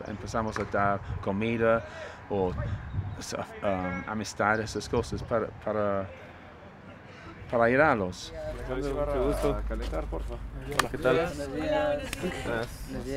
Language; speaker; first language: Spanish; non-native, learner; English